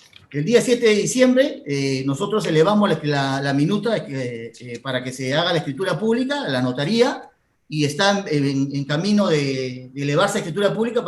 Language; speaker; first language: Spanish; native; Spanish